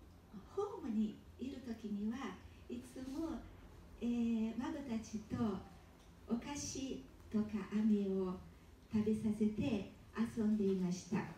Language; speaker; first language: Japanese; early bilingual, heritage; Japanese